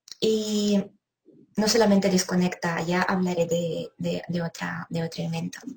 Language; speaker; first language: Spanish; non-native, fluent; Ukrainian